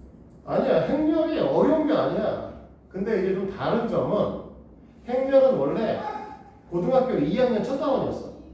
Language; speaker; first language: Korean; native; Korean